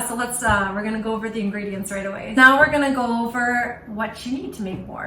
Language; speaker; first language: English; native; English